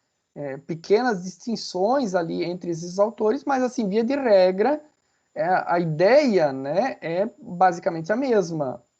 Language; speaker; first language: Portuguese; native; Portuguese